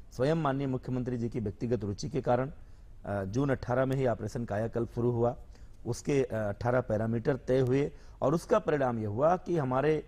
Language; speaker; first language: Hindi; native; Hindi